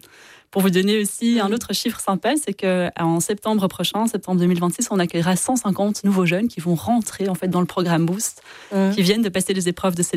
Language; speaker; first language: French; native; French